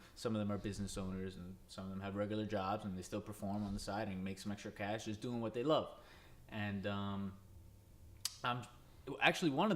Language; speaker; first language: English; native; English